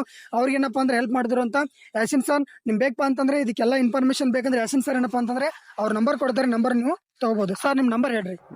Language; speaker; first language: Kannada; native; Kannada